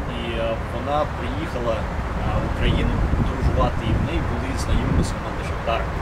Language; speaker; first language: Ukrainian; native; Ukrainian